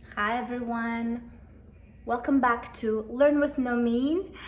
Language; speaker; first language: English; non-native, fluent; Mongolian